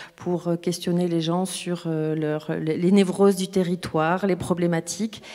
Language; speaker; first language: French; native; French